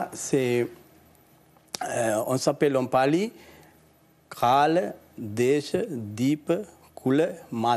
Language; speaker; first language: French; non-native, learner; Sinhala